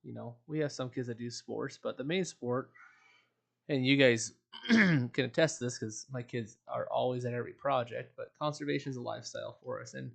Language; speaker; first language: English; native; English